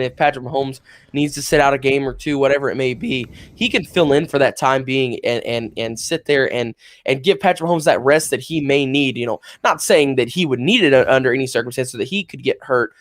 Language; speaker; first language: English; native; English